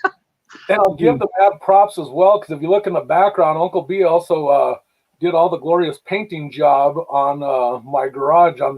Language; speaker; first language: English; native; English